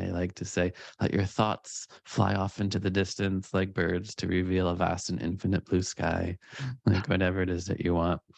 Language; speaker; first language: English; native; English